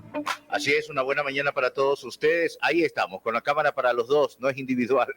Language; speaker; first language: Spanish; native; Spanish